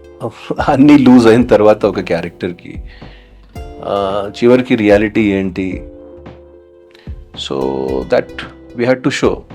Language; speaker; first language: Telugu; non-native, fluent; Hindi